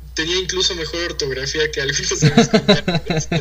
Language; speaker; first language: Spanish; early bilingual, heritage; Spanish